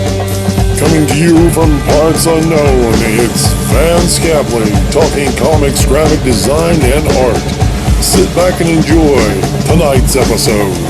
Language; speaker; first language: English; native; English